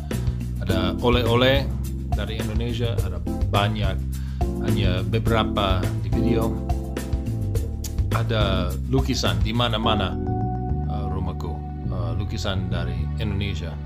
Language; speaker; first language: Indonesian; non-native, learner; English